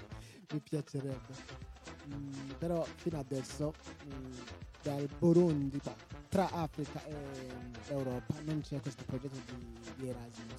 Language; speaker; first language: Italian; non-native, local second language; Rundi